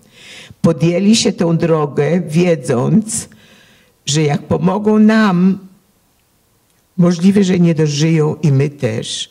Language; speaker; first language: Polish; early bilingual, heritage; Polish